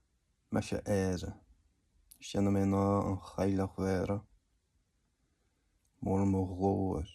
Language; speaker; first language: Irish; non-native, learner; English